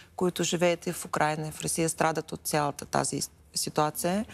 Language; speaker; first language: Bulgarian; non-native, fluent; Russian